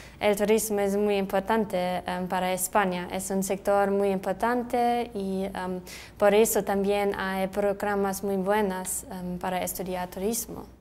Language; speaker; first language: Spanish; non-native, fluent; German